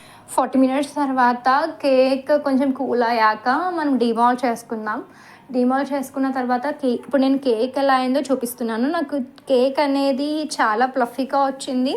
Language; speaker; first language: Telugu; native; Telugu